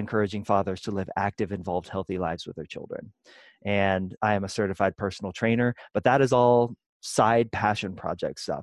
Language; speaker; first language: English; native; English